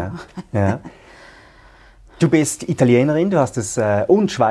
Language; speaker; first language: German; native; German